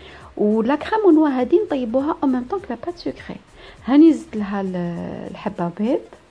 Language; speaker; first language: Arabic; native; Arabic